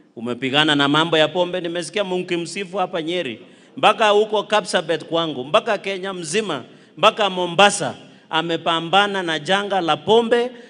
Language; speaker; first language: Swahili; non-native, local second language; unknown